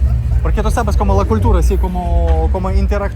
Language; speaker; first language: Spanish; non-native, learner; Russian